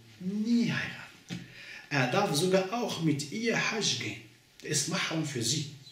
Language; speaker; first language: German; non-native, learner; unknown